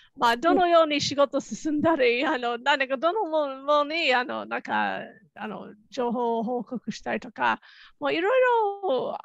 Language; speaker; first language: Japanese; non-native, fluent; English